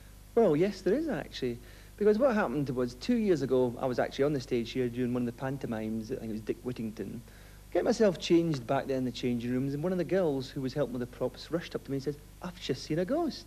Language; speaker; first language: English; native; English